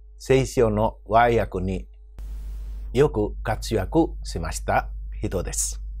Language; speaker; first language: Japanese; non-native, fluent; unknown